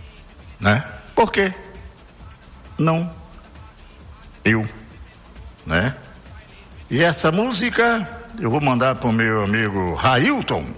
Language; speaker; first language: Portuguese; native; Portuguese